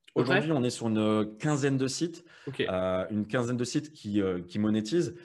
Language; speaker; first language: French; native; French